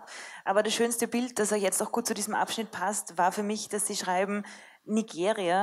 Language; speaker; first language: German; native; German